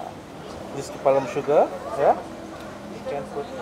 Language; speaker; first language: English; non-native, learner; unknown